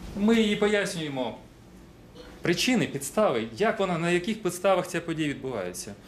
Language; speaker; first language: Ukrainian; non-native, local second language; Russian